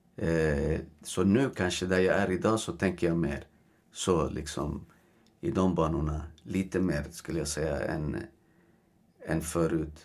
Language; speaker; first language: Swedish; early bilingual, other home language; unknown